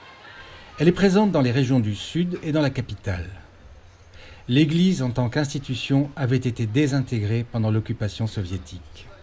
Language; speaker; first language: French; native; French